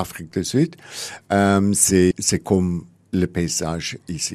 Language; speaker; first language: French; non-native, learner; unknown